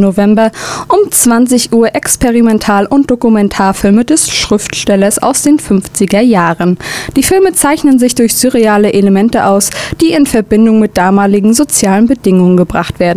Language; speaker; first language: German; native; German